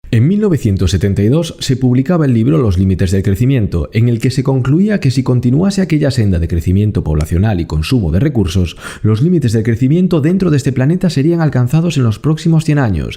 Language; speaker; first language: Spanish; native; Spanish